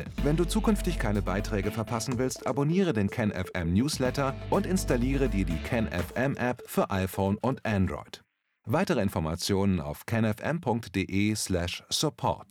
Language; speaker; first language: German; native; German